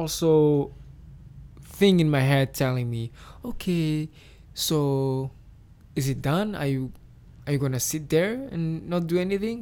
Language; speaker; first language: English; non-native, local second language; Kinyarwanda